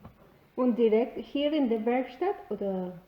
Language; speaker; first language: German; non-native, learner; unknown